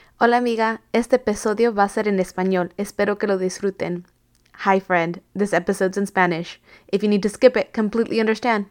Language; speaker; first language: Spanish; early bilingual, heritage; Spanish